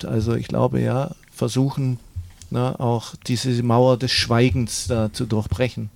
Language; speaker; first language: German; native; German